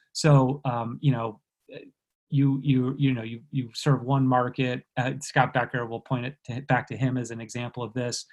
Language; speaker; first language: English; native; English